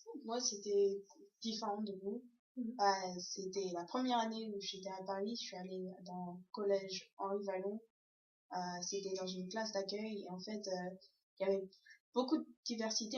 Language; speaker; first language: French; early bilingual, other home language; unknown